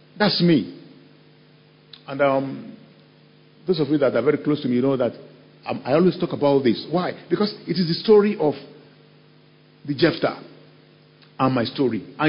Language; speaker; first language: English; non-native, local second language; Yoruba